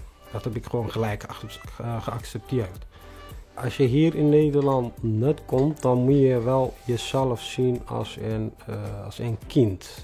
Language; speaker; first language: Dutch; non-native, fluent; Tigrinya